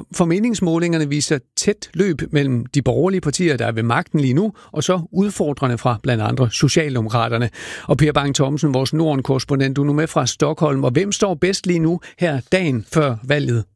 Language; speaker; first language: Danish; native; Danish